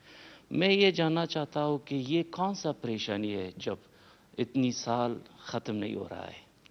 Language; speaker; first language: Hindi; non-native, fluent; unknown